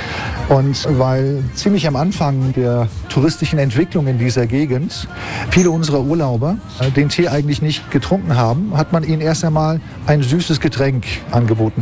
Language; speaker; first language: German; non-native, fluent; Turkish